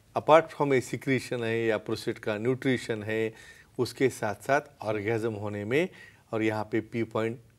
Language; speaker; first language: Hindi; non-native, local second language; Marathi